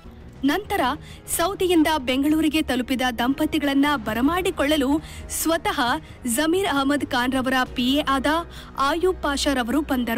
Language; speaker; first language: Kannada; native; Kannada